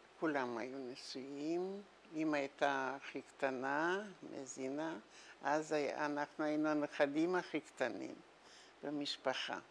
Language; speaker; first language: Hebrew; non-native, fluent; Yiddish